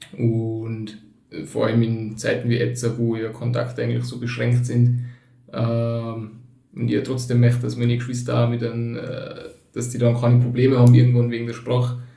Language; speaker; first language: German; early bilingual, other home language; Turkish